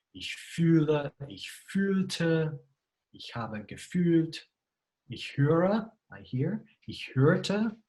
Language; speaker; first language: German; non-native, fluent; English